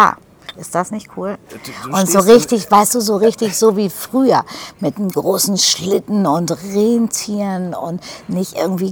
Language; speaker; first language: German; native; German